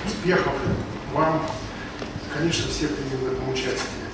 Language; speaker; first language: Russian; native; Russian